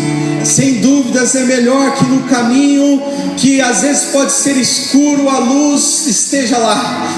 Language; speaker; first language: Portuguese; native; Portuguese